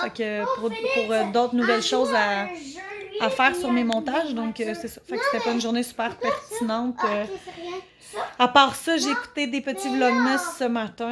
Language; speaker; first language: French; native; French